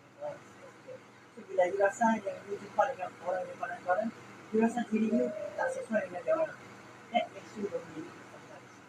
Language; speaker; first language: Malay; non-native, local second language; Chinese